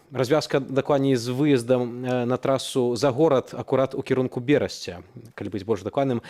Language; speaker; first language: Belarusian; native; Belarusian